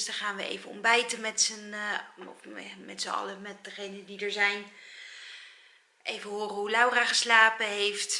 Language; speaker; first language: Dutch; native; Dutch